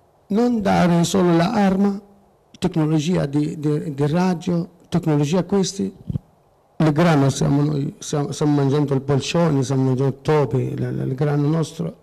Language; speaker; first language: Italian; non-native, learner; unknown